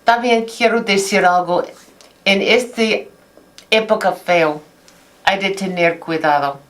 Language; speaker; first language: Spanish; non-native, learner; English